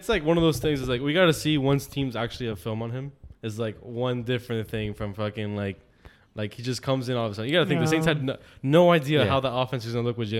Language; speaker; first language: English; native; English